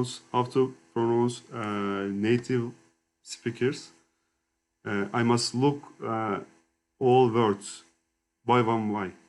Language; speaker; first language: English; non-native, learner; Turkish